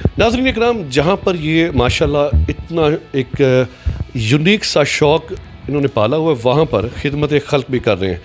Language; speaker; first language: Urdu; non-native, local second language; Punjabi